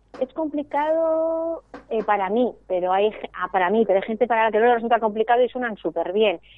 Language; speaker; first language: Spanish; native; Spanish